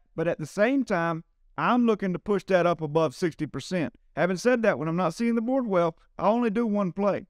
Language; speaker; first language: English; native; English